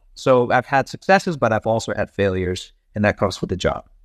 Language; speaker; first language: English; non-native, fluent; Dutch